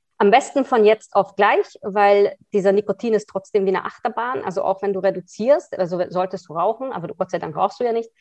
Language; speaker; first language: German; early bilingual, other home language; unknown